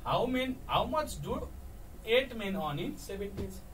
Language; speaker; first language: English; non-native, local second language; Nepali